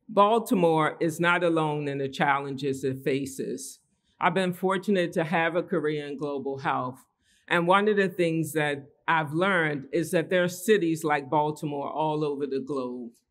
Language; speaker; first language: English; native; English